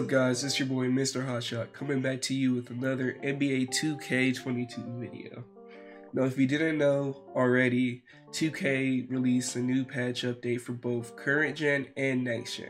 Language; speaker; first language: English; native; English